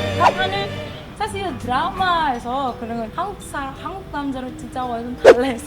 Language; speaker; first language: Korean; non-native, learner; Indonesian